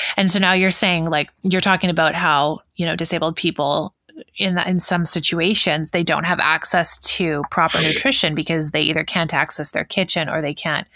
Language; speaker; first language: English; native; English